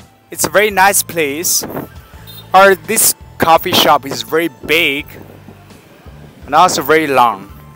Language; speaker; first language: English; non-native, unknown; Chinese